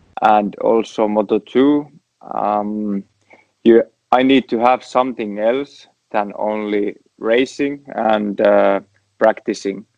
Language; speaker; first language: English; non-native, learner; Finnish